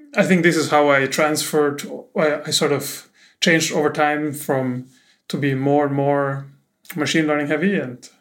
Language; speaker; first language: English; non-native, fluent; German